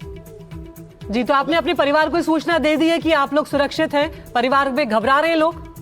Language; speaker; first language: Hindi; native; Hindi